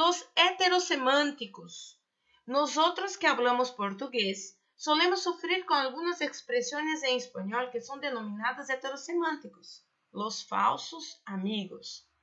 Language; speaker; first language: Spanish; non-native, fluent; Portuguese